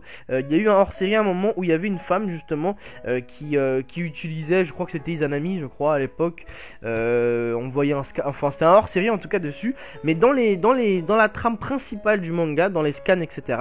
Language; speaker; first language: French; native; French